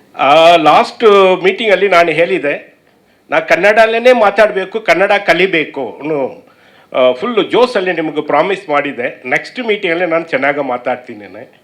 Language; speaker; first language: Kannada; non-native, learner; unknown